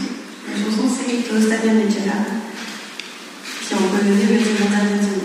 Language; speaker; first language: French; native; French